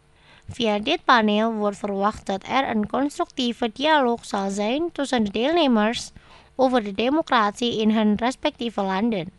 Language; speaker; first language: Dutch; non-native, fluent; Indonesian